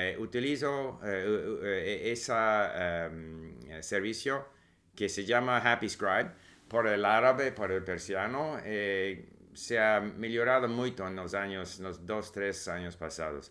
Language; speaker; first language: Spanish; non-native, fluent; English